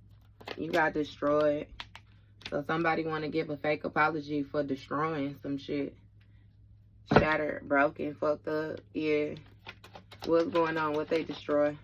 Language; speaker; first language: English; native; English